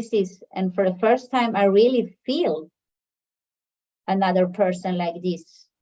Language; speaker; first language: English; non-native, fluent; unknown